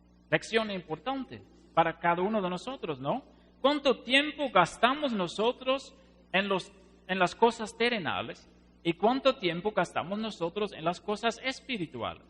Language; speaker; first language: Spanish; non-native, fluent; Dutch